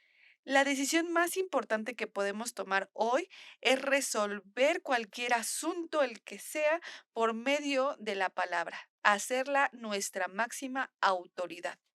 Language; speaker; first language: Spanish; native; Spanish